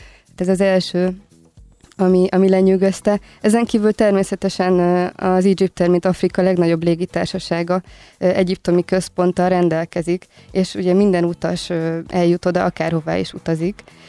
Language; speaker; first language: Hungarian; native; Hungarian